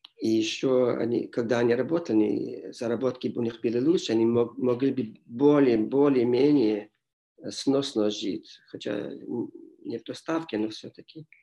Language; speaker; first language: Russian; non-native, fluent; English